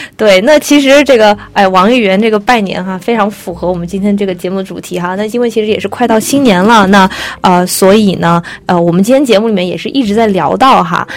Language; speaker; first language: Chinese; native; Chinese